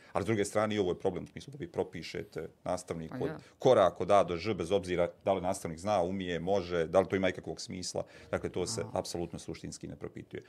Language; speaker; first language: Bosnian; native; Bosnian